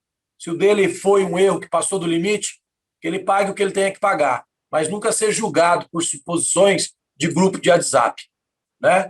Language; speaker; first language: Portuguese; native; Portuguese